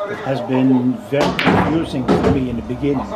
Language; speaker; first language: English; non-native, fluent; Dutch